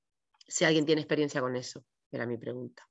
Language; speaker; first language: Spanish; native; Spanish